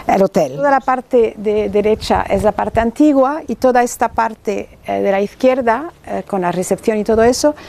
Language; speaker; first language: Spanish; early bilingual, heritage; French